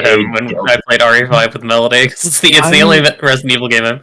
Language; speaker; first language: English; native; English